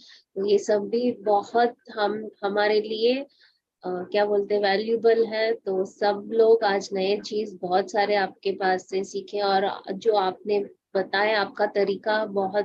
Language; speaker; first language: Hindi; non-native, local second language; Telugu